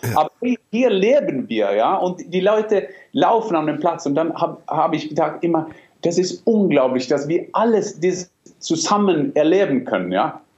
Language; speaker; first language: German; non-native, fluent; Norwegian